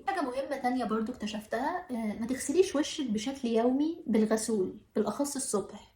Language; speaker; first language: Arabic; native; Arabic